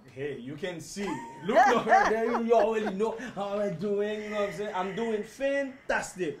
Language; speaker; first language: English; non-native, fluent; Haitian Creole